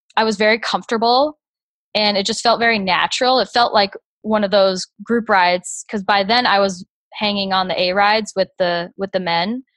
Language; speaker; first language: English; native; English